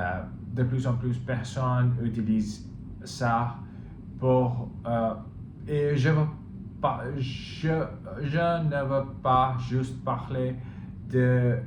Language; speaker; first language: French; non-native, learner; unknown